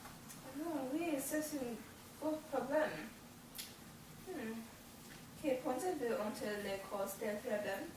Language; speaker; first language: French; non-native, learner; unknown